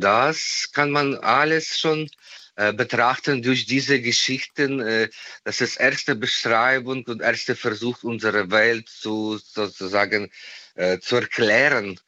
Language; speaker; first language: German; non-native, fluent; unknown